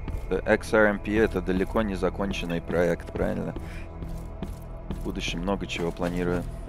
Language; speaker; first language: Russian; early bilingual, heritage; Russian